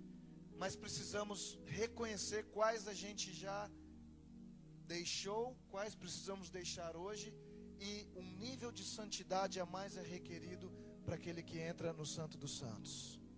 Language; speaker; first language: Portuguese; native; Portuguese